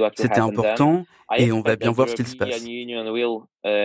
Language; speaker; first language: French; non-native, fluent; Polish